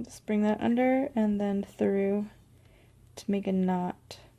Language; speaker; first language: English; native; English